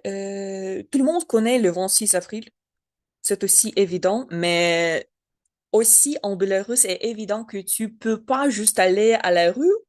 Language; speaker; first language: French; non-native, learner; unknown